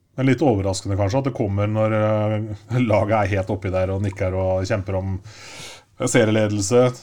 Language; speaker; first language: Norwegian; native; Norwegian